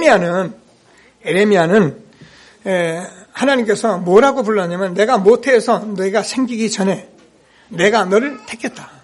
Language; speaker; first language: Korean; native; Korean